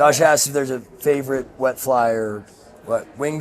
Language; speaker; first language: English; native; English